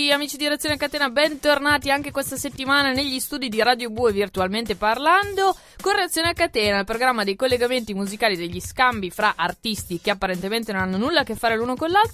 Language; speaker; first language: Italian; native; Italian